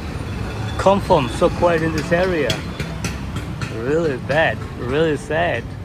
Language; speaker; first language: English; non-native, learner; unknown